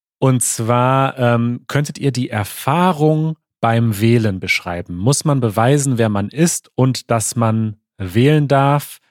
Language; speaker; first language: German; native; German